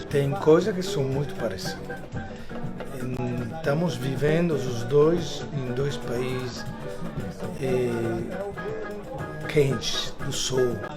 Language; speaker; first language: Portuguese; non-native, fluent; Hebrew